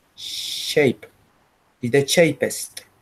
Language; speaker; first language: English; non-native, learner; Spanish